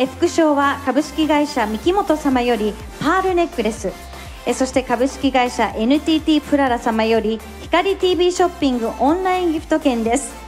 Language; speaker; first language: Japanese; native; Japanese